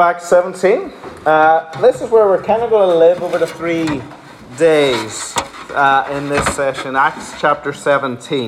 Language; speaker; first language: English; native; English